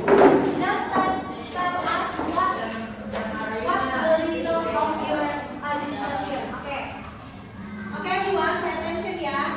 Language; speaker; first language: English; non-native, learner; Indonesian